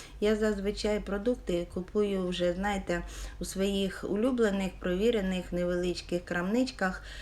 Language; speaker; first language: Ukrainian; native; Ukrainian